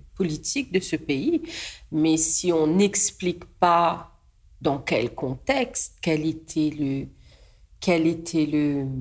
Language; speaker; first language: French; non-native, local second language; Morisyen